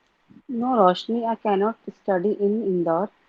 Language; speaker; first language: English; non-native, learner; Hindi